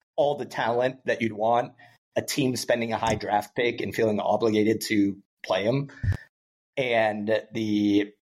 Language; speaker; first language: English; native; English